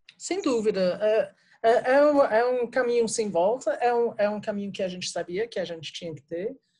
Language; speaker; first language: Portuguese; non-native, fluent; English